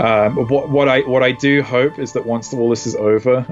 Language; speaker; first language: English; native; English